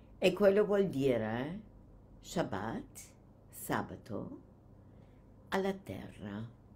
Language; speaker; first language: Italian; non-native, fluent; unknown